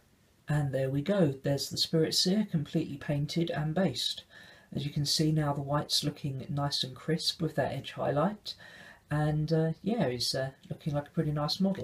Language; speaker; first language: English; native; English